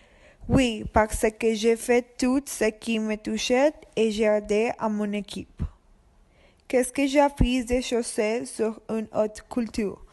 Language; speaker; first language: French; non-native, learner; Spanish